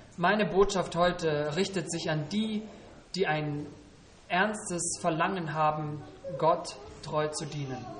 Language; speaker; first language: German; native; German